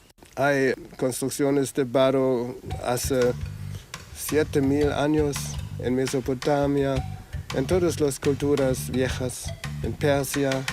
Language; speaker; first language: Spanish; non-native, fluent; German